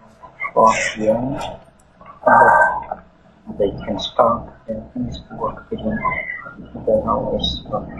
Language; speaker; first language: English; non-native, learner; Vietnamese